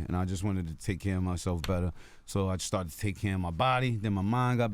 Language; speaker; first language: English; native; English